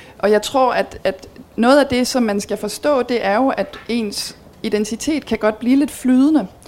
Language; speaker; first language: Danish; early bilingual, heritage; Danish